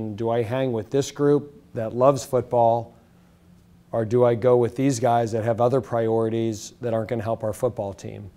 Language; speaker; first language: English; native; English